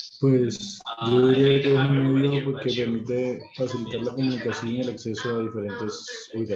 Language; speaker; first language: Spanish; native; Spanish